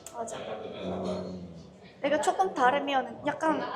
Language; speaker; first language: Korean; non-native, fluent; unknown